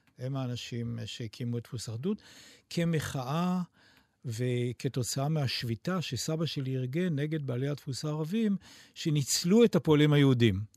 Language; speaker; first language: Hebrew; native; Hebrew